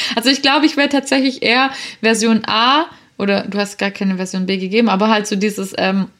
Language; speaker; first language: German; native; German